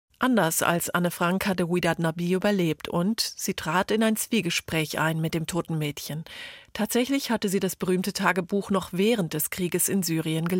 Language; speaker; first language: German; native; German